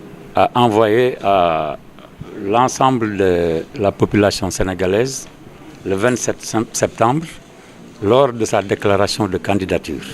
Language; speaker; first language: French; non-native, local second language; Wolof